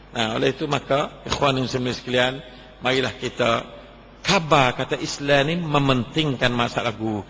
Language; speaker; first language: Malay; native; Malay